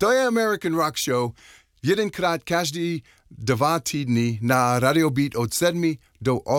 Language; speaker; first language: Czech; non-native, learner; English